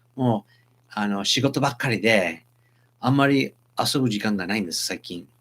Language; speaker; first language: Japanese; non-native, fluent; English